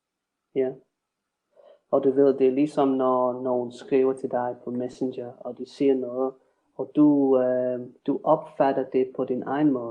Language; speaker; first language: Danish; non-native, fluent; English